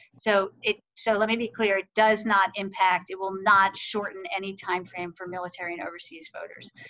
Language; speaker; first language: English; native; English